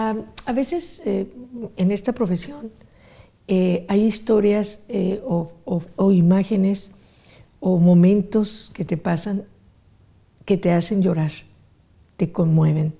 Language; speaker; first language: Spanish; native; Spanish